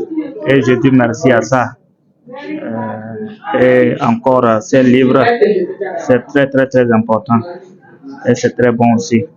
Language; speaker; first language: French; non-native, fluent; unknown